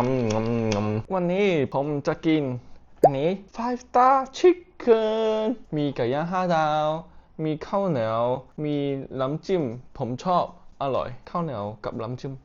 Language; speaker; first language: Thai; non-native, learner; Cantonese